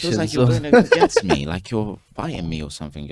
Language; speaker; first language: English; native; English